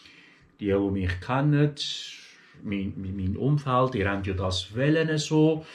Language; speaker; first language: German; early bilingual, other home language; Turkish